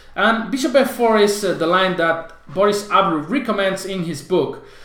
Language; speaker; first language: English; non-native, fluent; Spanish